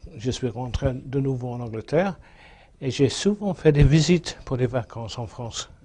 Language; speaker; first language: French; non-native, fluent; English